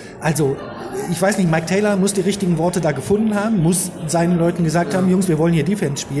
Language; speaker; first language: German; native; German